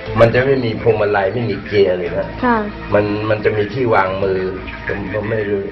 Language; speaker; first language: Thai; native; Thai